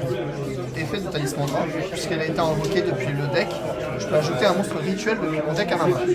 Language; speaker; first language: French; native; French